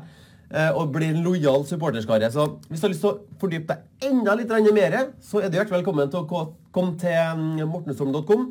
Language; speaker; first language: Norwegian; native; Norwegian